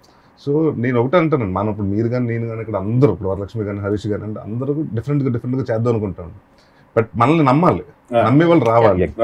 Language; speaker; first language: Telugu; native; Telugu